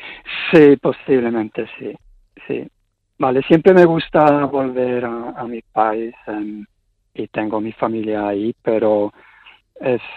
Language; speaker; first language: Spanish; non-native, fluent; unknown